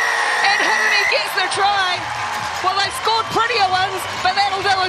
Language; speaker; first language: English; native; English